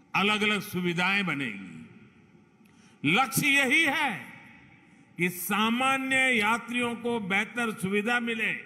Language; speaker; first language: Hindi; non-native, local second language; Gujarati